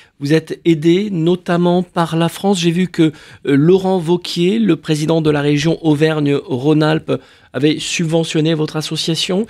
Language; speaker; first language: French; native; French